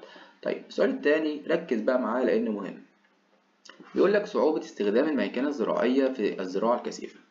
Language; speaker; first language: Arabic; native; Arabic